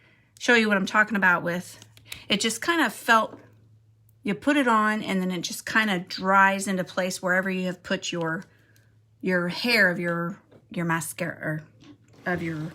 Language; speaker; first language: English; native; English